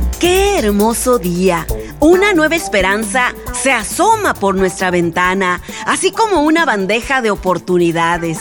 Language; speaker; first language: Spanish; native; Spanish